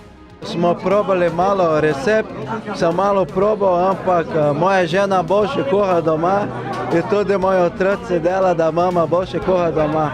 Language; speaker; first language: Slovenian; non-native, learner; Portuguese